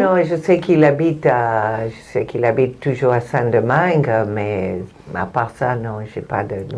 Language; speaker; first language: French; non-native, fluent; Spanish